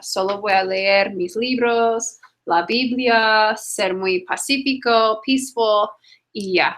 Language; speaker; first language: Spanish; non-native, fluent; English